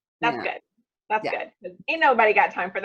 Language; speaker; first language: English; native; English